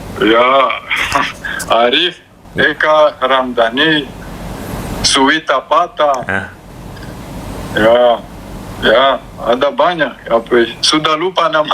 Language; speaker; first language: Indonesian; non-native, learner; Romanian